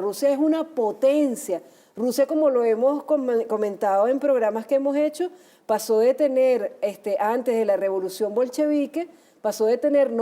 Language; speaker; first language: Spanish; native; Spanish